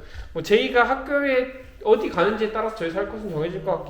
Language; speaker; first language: Korean; native; Korean